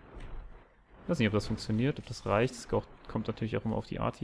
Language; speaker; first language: German; native; German